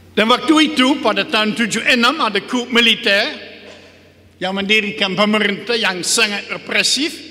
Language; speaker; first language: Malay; non-native, fluent; English